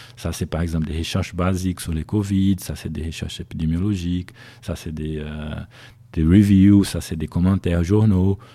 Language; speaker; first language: French; non-native, fluent; Portuguese